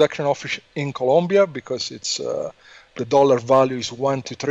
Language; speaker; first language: English; non-native, fluent; Italian